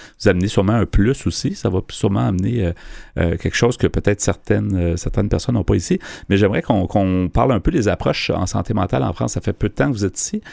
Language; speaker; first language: French; native; French